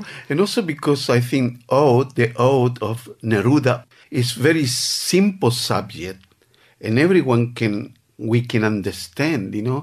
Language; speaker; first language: English; non-native, fluent; Spanish